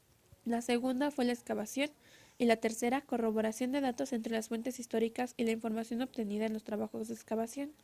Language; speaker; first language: Spanish; native; Spanish